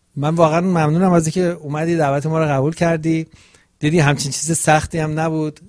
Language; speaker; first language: Persian; native; Persian